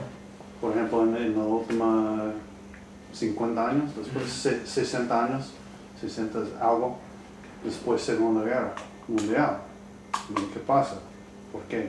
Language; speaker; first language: Spanish; non-native, learner; English